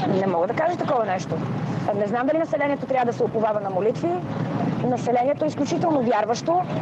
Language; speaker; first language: Bulgarian; native; Bulgarian